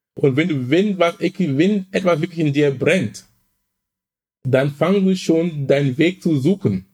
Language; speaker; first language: German; non-native, fluent; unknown